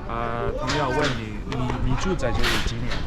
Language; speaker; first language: Chinese; non-native, fluent; English